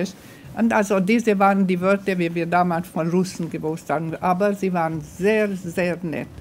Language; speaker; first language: German; non-native, fluent; Romanian